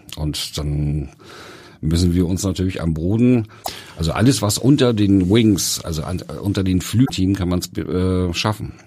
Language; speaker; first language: German; native; German